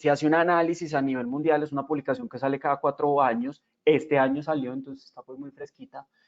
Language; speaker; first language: Spanish; native; Spanish